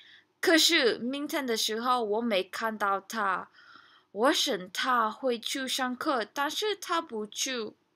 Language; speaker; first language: Chinese; non-native, learner; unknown